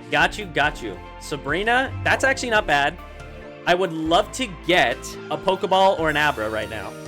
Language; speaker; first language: English; native; English